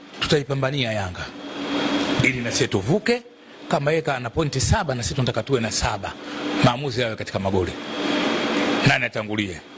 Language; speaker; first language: Swahili; native; Swahili